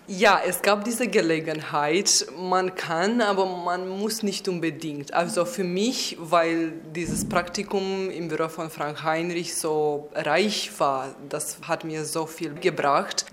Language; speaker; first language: German; non-native, fluent; Romanian